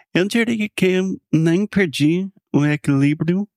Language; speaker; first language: Portuguese; non-native, fluent; English